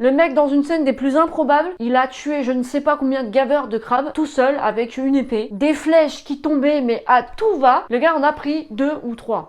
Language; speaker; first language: French; native; French